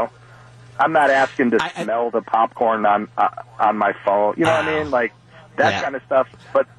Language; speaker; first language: English; native; English